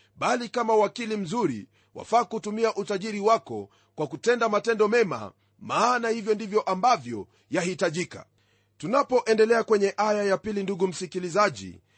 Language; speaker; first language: Swahili; non-native, local second language; Luyia